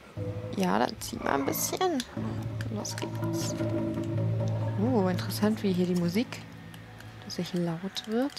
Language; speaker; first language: German; native; German